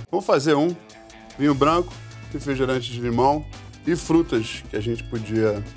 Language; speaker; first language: Portuguese; non-native, fluent; English